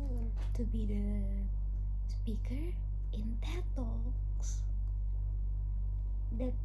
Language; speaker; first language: English; non-native, local second language; Indonesian